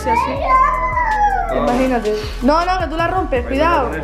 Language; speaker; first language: Spanish; native; Spanish